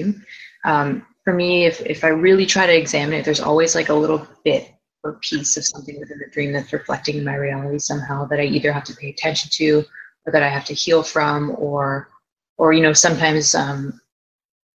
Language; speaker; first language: English; native; English